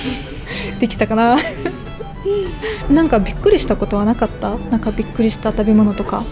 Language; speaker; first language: Japanese; non-native, fluent; Russian